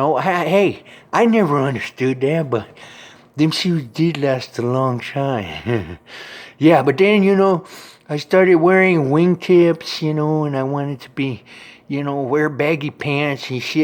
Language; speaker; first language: English; native; English